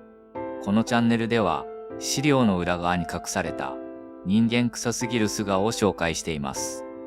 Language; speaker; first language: Japanese; native; Japanese